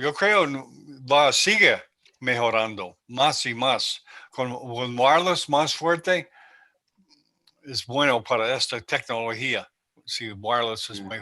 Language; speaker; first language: Spanish; non-native, learner; English